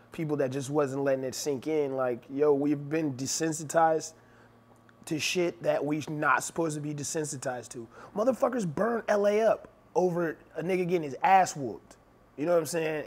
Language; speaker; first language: English; native; English